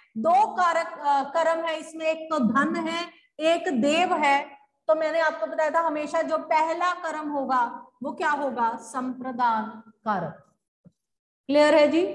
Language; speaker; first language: Hindi; native; Hindi